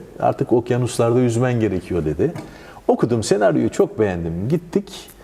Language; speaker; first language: Turkish; native; Turkish